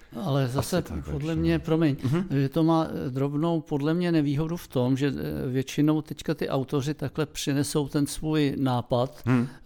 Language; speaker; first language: Czech; native; Czech